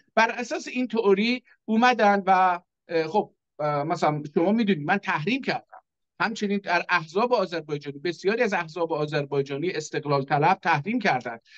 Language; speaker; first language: Persian; non-native, local second language; Azerbaijani